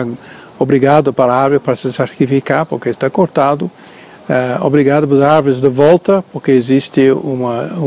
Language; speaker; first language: Portuguese; non-native, learner; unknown